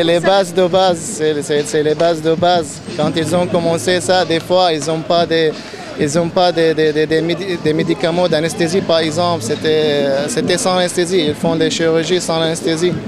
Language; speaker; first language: French; non-native, fluent; Arabic